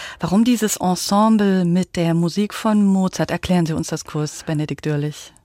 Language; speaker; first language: German; native; German